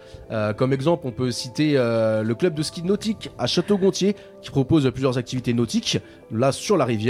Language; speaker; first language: French; native; French